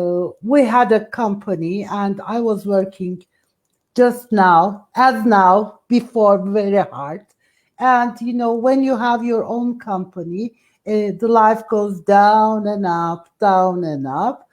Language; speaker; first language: English; non-native, fluent; Turkish